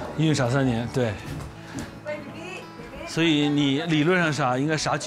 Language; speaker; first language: Chinese; native; Chinese